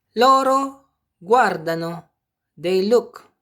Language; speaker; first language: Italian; non-native, fluent; Filipino